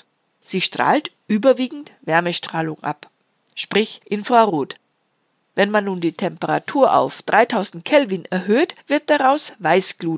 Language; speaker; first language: German; native; German